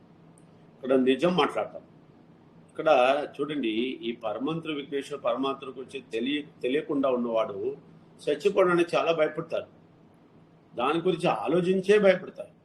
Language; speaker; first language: Telugu; non-native, learner; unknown